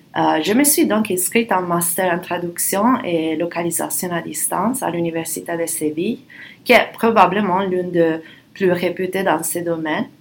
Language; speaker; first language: French; non-native, fluent; Italian